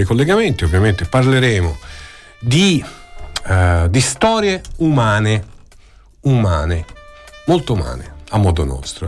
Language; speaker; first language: Italian; native; Italian